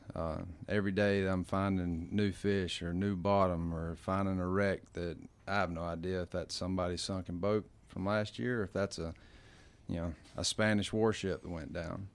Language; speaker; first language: English; native; English